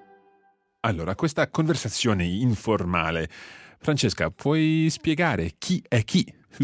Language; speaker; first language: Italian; non-native, fluent; English